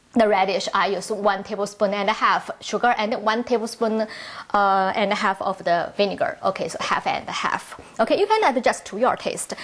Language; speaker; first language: English; non-native, learner; Chinese